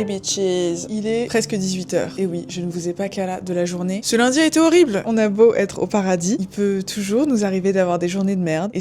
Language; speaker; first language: French; native; French